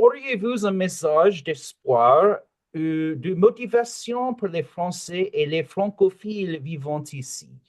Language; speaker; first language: French; non-native, learner; English